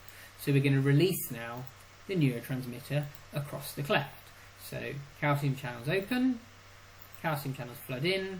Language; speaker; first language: English; native; English